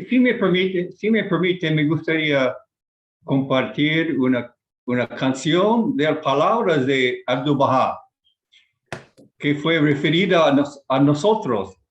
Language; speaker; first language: Spanish; non-native, fluent; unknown